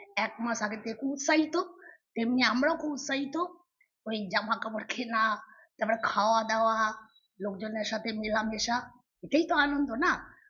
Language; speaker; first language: Bangla; non-native, local second language; Hakka Chinese